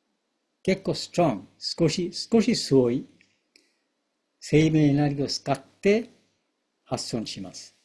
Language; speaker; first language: Japanese; non-native, fluent; Bangla